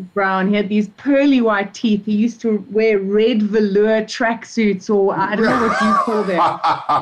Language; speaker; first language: English; native; English